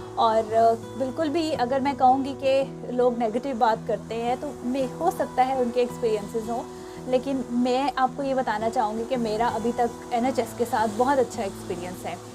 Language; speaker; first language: Urdu; non-native, local second language; Punjabi